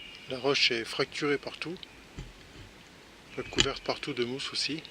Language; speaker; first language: French; native; French